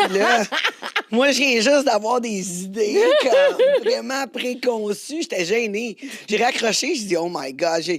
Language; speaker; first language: French; native; French